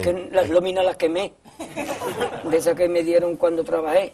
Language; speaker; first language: Spanish; native; Spanish